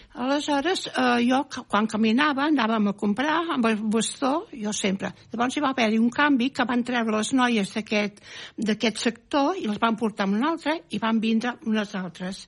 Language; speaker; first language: Catalan; native; Catalan